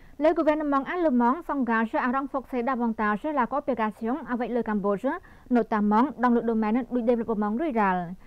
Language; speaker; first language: French; non-native, fluent; Khmer